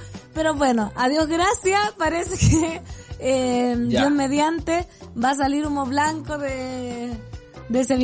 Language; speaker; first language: Spanish; native; Spanish